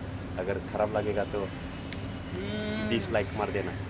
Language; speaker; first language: Hindi; non-native, local second language; Bodo